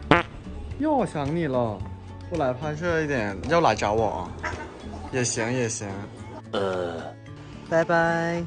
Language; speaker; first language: Chinese; non-native, fluent; Thai